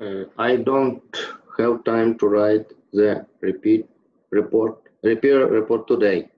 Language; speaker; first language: English; non-native, learner; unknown